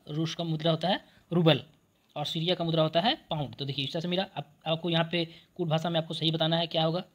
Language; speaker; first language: Hindi; native; Hindi